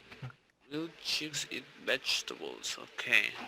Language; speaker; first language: English; non-native, learner; Spanish